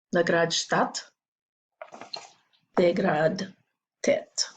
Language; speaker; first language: Albanian; non-native, learner; English